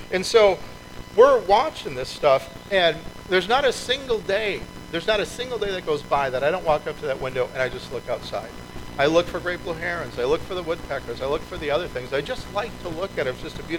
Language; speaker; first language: English; native; English